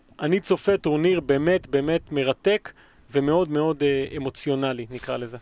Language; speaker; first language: Hebrew; early bilingual, other home language; Spanish